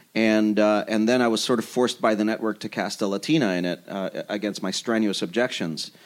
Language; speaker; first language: English; early bilingual, other home language; Spanish